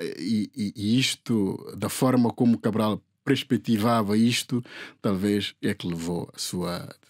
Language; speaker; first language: Portuguese; non-native, local second language; Upper Guinea Crioulo